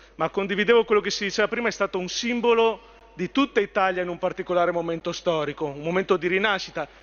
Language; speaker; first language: Italian; native; Italian